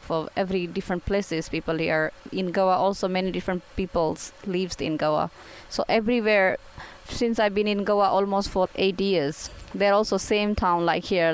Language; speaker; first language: English; non-native, local second language; Kannada